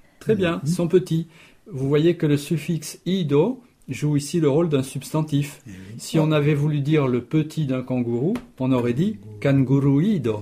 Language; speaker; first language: French; native; French